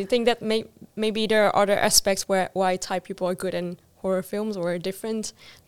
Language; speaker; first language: English; non-native, fluent; Dutch